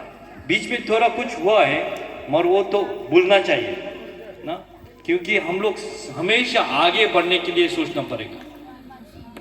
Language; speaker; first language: Hindi; non-native, fluent; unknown